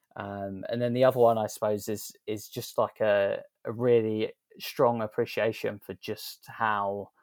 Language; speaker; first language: English; native; English